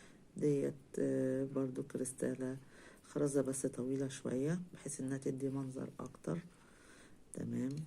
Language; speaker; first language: Arabic; native; Arabic